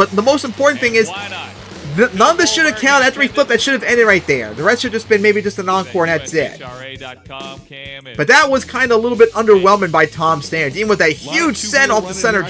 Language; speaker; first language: English; native; English